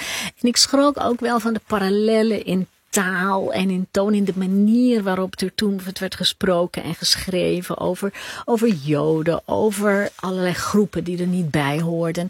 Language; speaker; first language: Dutch; native; Dutch